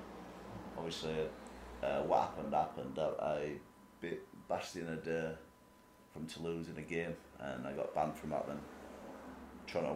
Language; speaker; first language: English; native; English